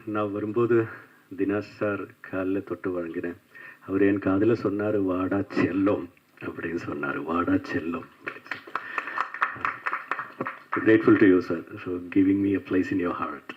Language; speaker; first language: Tamil; non-native, learner; Malayalam